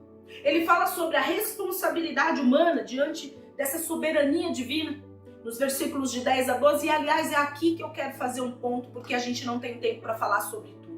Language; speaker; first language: Portuguese; native; Portuguese